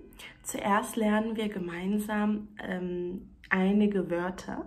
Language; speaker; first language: German; early bilingual, other home language; Turkish